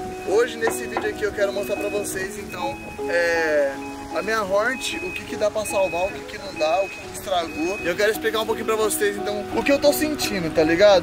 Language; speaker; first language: Portuguese; native; Portuguese